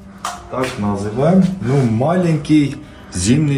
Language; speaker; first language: Russian; non-native, learner; Armenian